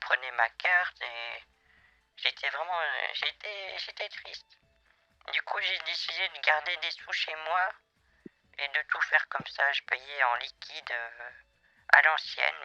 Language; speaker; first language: French; native; French